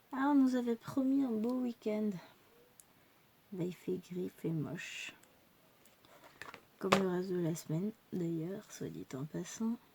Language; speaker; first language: French; native; French